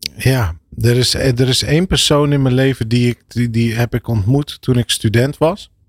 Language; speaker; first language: Dutch; early bilingual, other home language; Arabic